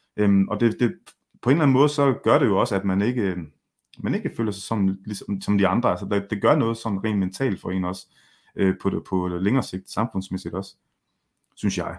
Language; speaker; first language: Danish; early bilingual, other home language; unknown